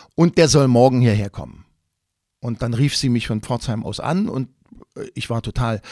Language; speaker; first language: German; native; German